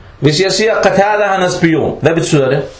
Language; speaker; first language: Danish; early bilingual, other home language; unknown